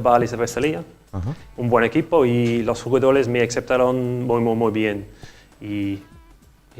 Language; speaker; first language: Spanish; non-native, learner; English